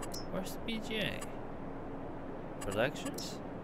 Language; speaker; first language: English; non-native, fluent; Polish